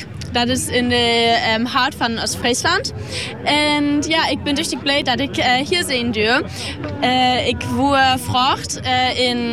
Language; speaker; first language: Dutch; non-native, learner; German